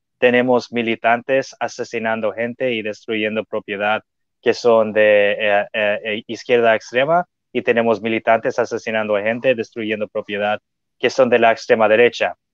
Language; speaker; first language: Spanish; non-native, fluent; English